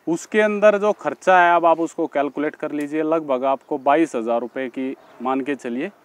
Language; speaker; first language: Hindi; native; Hindi